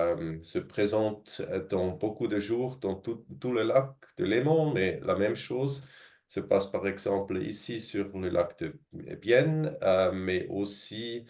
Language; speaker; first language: French; non-native, fluent; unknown